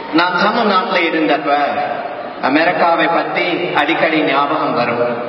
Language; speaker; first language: Tamil; non-native, fluent; English